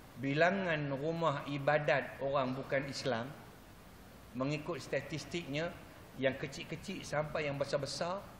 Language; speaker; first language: Malay; non-native, local second language; Chinese